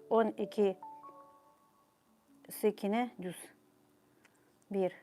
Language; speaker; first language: Turkish; non-native, fluent; Ukrainian